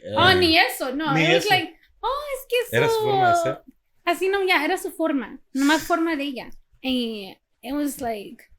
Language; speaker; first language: Spanish; early bilingual, heritage; Spanish